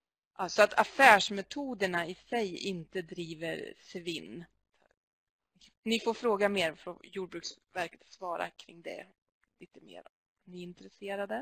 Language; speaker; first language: Swedish; native; Swedish